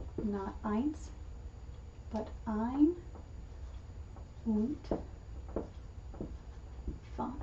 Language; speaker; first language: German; non-native, learner; English